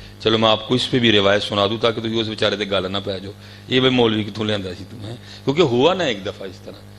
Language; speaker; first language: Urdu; non-native, local second language; Punjabi